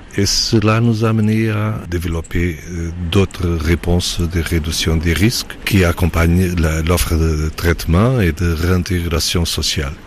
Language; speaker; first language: French; non-native, fluent; Portuguese